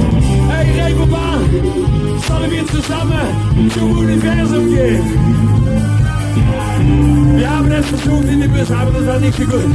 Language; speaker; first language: German; non-native, learner; Dutch